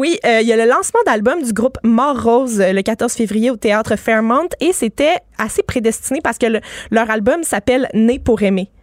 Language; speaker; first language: French; native; French